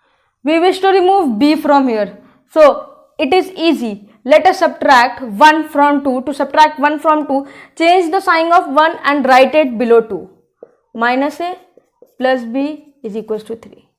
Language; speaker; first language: English; non-native, local second language; Hindi